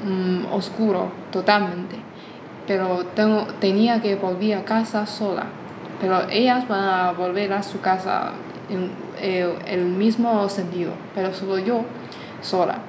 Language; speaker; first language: Spanish; non-native, fluent; Chinese